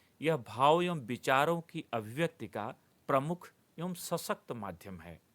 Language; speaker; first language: Hindi; native; Hindi